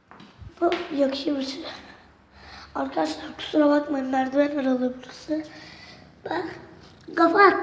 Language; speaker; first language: Turkish; native; Turkish